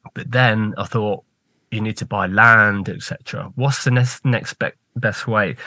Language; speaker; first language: English; native; English